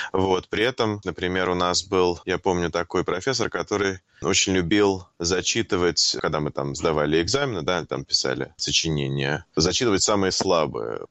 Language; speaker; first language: Russian; native; Russian